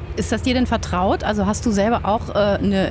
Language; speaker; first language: German; native; German